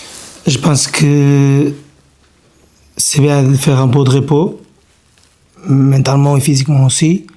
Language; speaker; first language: French; non-native, learner; Portuguese